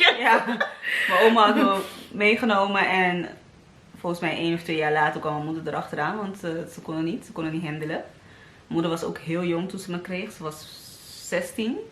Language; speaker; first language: Dutch; early bilingual, other home language; Papiamento